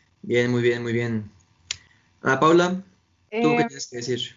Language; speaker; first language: Spanish; native; Spanish